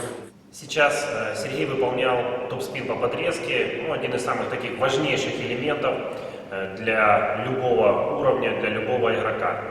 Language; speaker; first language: Russian; native; Russian